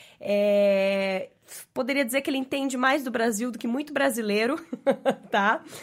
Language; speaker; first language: Portuguese; native; Portuguese